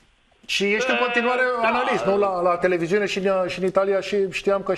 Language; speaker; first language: Romanian; native; Romanian